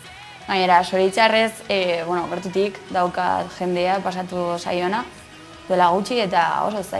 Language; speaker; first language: Basque; non-native, local second language; Spanish